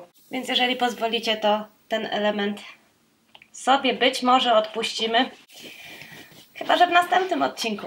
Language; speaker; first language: Polish; native; Polish